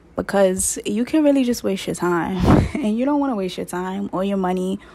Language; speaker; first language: English; native; English